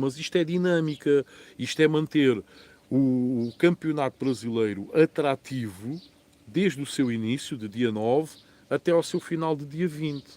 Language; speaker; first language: Portuguese; native; Portuguese